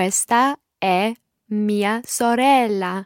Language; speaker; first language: Italian; non-native, learner; English